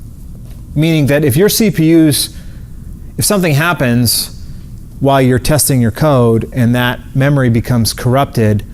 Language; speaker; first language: English; native; English